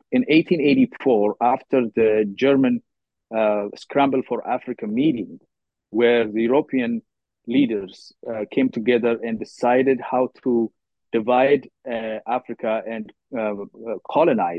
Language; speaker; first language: English; non-native, fluent; Oromo